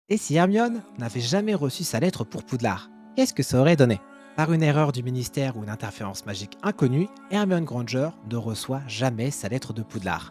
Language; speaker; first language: French; native; French